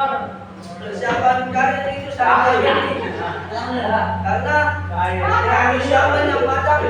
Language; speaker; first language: Indonesian; native; Indonesian